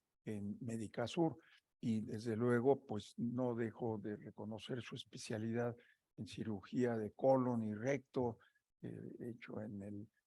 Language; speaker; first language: Spanish; native; Spanish